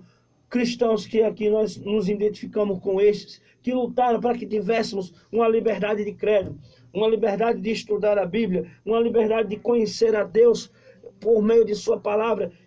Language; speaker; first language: Portuguese; native; Portuguese